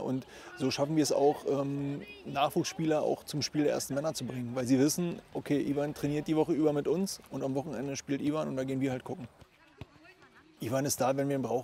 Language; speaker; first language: German; native; German